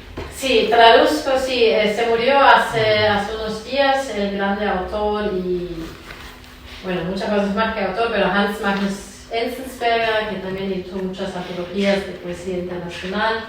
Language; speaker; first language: Spanish; non-native, fluent; German